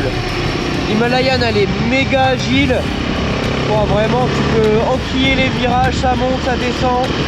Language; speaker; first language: French; native; French